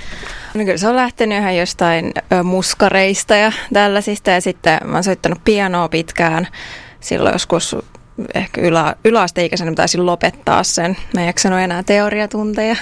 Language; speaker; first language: Finnish; native; Finnish